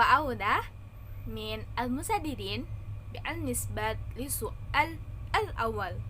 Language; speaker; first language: Arabic; non-native, learner; Indonesian